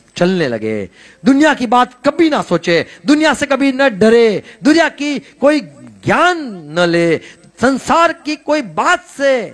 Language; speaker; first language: Hindi; non-native, local second language; Gujarati